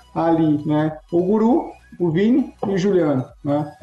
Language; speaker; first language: Portuguese; native; Portuguese